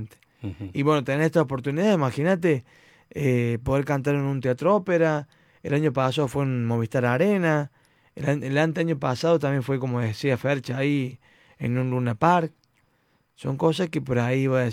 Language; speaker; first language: Spanish; native; Spanish